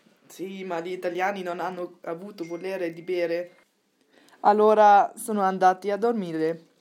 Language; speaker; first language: Italian; non-native, learner; German